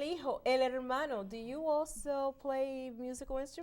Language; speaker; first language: Spanish; non-native, learner; English